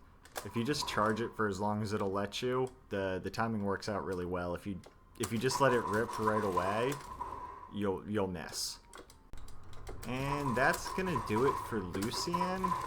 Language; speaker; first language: English; native; English